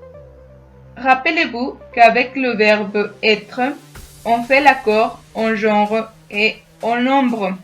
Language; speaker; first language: French; non-native, fluent; Spanish